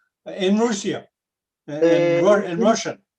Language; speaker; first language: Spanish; non-native, learner; English